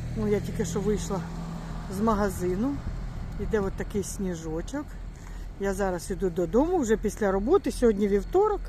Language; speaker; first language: Ukrainian; native; Ukrainian